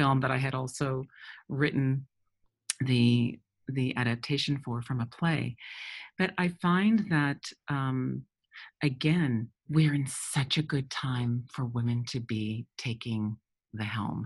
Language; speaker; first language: English; early bilingual, other home language; French